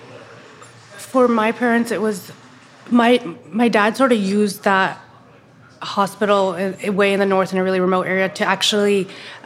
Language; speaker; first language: English; non-native, local second language; Urdu